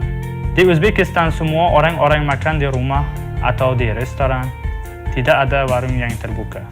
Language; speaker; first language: Indonesian; non-native, learner; Uzbek